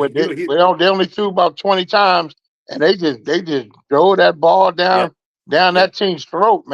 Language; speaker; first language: English; native; English